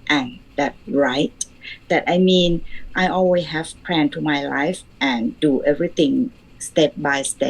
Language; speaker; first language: English; non-native, learner; Thai